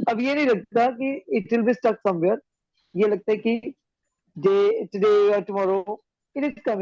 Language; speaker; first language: Hindi; native; Hindi